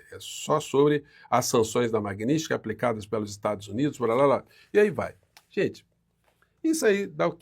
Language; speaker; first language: Portuguese; native; Portuguese